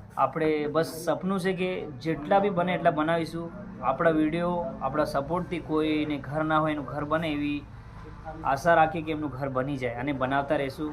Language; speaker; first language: Gujarati; non-native, local second language; Bhili